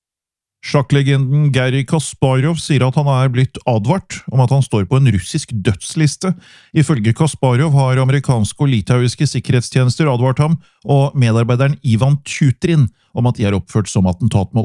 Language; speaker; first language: Norwegian; native; Norwegian